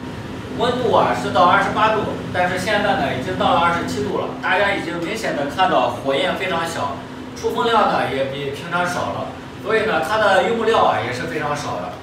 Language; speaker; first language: Chinese; native; Chinese